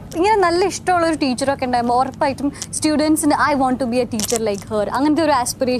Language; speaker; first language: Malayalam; native; Malayalam